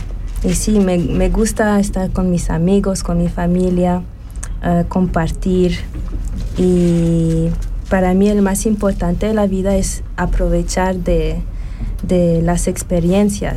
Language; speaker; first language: Spanish; early bilingual, heritage; Spanish